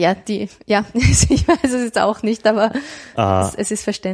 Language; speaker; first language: German; native; German